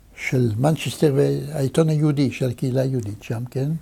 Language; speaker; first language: Hebrew; native; Hebrew